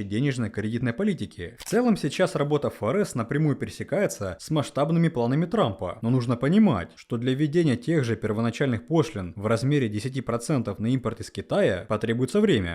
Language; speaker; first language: Russian; native; Russian